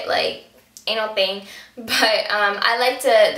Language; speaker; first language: English; native; English